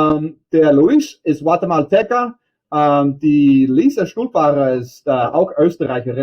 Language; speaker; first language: German; non-native, fluent; English